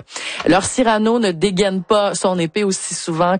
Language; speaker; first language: French; native; French